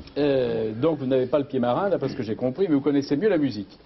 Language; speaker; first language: French; native; French